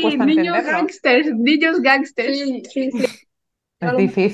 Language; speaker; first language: Spanish; early bilingual, heritage; Spanish